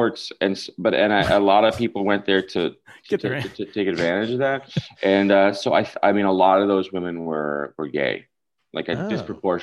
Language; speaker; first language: English; native; English